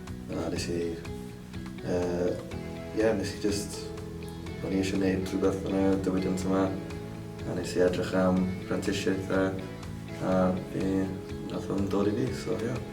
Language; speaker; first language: Welsh; non-native, local second language; English